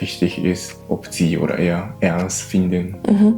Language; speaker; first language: German; non-native, learner; Japanese